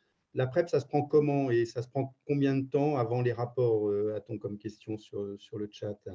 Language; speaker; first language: French; native; French